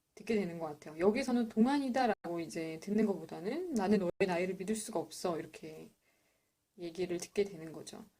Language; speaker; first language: Korean; native; Korean